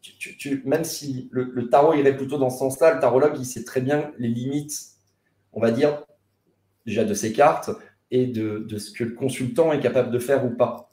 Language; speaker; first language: French; native; French